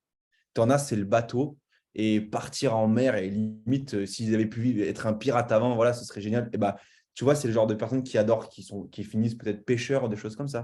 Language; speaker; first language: French; native; French